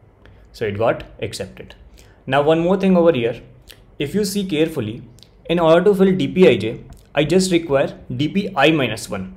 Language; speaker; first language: English; non-native, local second language; Hindi